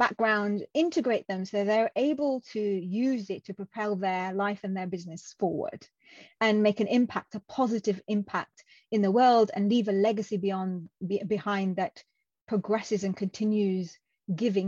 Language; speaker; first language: English; non-native, local second language; Punjabi